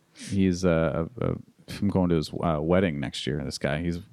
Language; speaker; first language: English; native; English